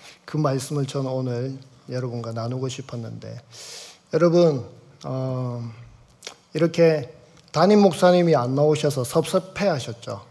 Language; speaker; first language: Korean; native; Korean